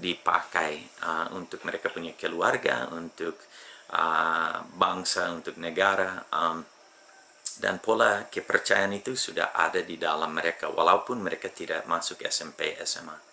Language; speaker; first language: Indonesian; non-native, fluent; English